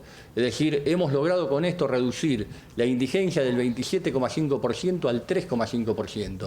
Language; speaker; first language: Spanish; native; Spanish